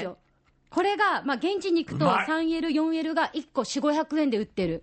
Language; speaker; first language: Japanese; native; Japanese